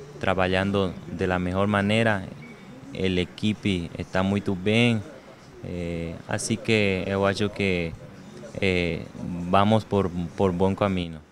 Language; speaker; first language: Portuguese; non-native, learner; Spanish